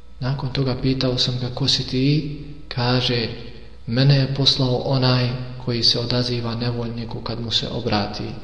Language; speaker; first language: Bosnian; native; Bosnian